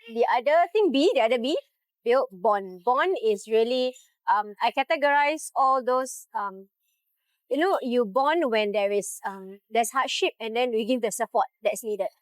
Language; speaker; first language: English; non-native, local second language; Malay